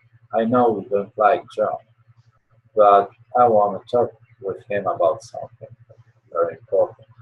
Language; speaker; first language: English; non-native, learner; Polish